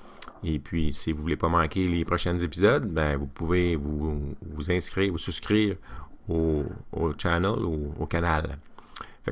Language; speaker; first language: French; native; French